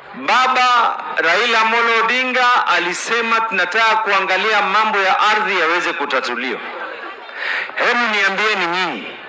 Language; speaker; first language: Swahili; native; Swahili